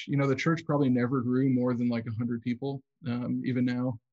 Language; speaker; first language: English; native; English